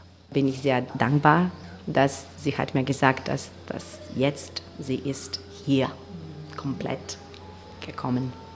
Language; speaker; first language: German; non-native, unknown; Macedonian